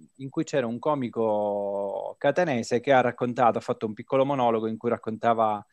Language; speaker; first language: Italian; native; Italian